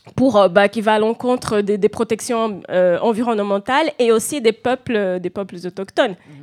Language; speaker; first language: French; non-native, fluent; Portuguese